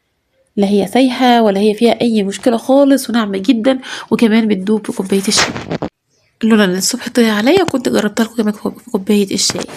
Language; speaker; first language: Arabic; native; Arabic